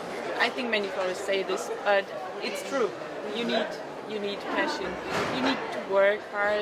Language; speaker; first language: English; non-native, fluent; German